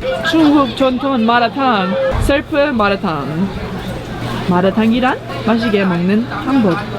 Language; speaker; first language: Korean; non-native, fluent; English